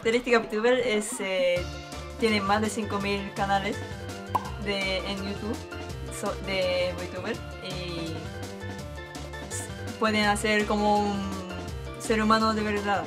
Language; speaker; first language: Spanish; non-native, fluent; Japanese